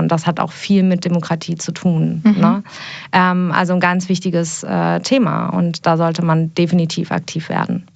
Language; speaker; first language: German; early bilingual, other home language; Persian